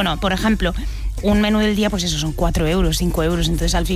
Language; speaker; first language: Spanish; native; Spanish